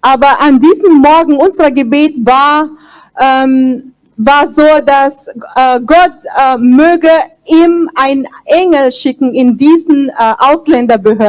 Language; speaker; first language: German; non-native, fluent; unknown